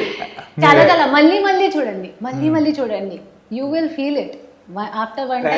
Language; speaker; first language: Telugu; non-native, learner; Hindi